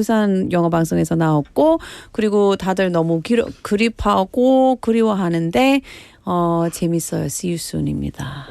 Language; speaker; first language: Korean; non-native, learner; English